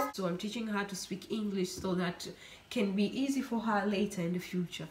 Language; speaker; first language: English; non-native, fluent; Swahili